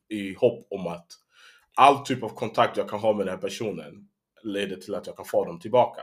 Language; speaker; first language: Swedish; early bilingual, heritage; Swedish